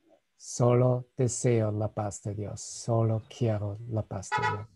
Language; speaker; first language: Spanish; non-native, fluent; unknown